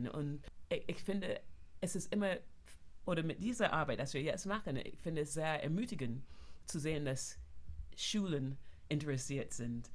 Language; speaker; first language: German; non-native, fluent; English